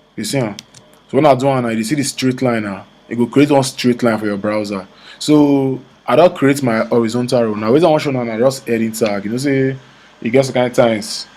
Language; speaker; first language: Nigerian Pidgin; native; Nigerian Pidgin